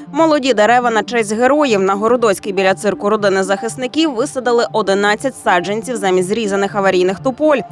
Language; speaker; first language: Ukrainian; native; Ukrainian